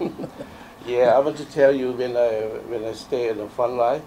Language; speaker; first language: English; non-native, learner; Lao